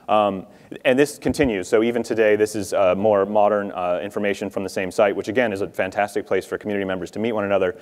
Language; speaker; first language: English; native; English